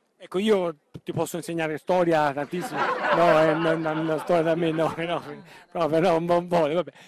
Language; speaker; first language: Italian; native; Italian